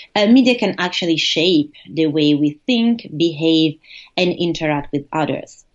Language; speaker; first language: English; non-native, fluent; Italian